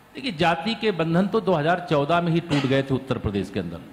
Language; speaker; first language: Hindi; native; Hindi